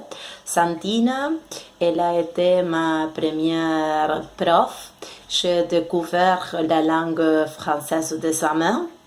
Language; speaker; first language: French; non-native, fluent; Spanish